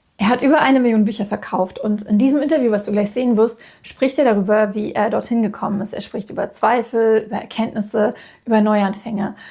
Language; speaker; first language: German; native; German